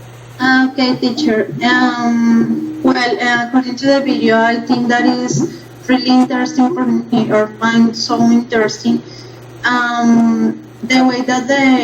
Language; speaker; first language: English; non-native, learner; Spanish